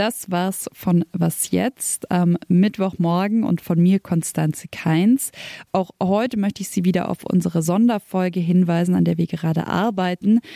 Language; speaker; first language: German; native; German